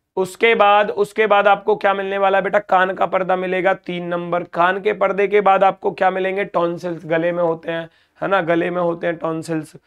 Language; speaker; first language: Hindi; native; Hindi